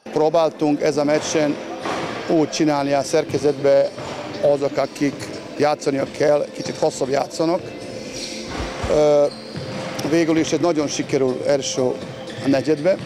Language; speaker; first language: Hungarian; non-native, learner; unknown